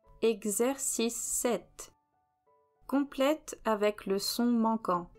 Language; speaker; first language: French; native; French